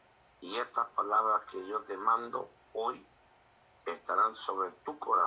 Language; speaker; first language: Spanish; native; Spanish